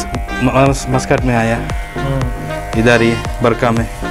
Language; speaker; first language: Hindi; non-native, learner; Bangla